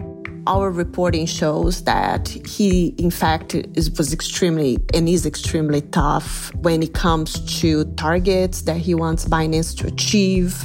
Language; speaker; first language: English; non-native, fluent; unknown